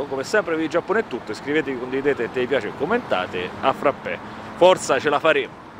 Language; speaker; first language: Italian; native; Italian